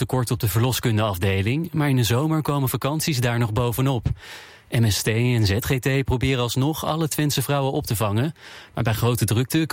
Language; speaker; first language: Dutch; native; Dutch